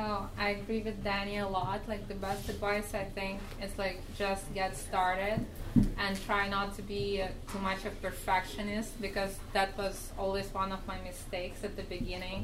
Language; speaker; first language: English; non-native, fluent; Russian